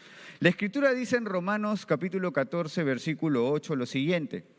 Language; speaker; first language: Spanish; native; Spanish